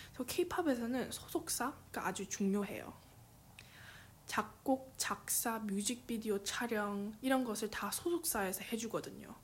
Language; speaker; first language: Korean; early bilingual, heritage; English